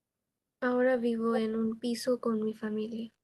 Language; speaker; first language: Spanish; non-native, learner; Bangla